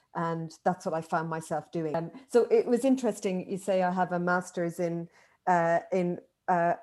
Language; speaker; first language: English; native; English